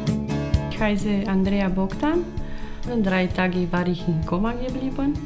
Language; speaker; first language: German; non-native, learner; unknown